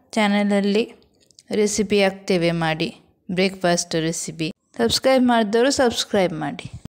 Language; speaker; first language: Kannada; non-native, local second language; Konkani